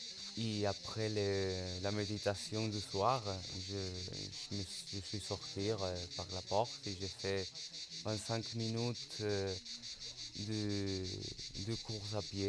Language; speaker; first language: French; non-native, learner; Spanish